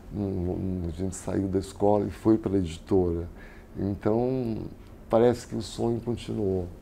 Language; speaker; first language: Portuguese; native; Portuguese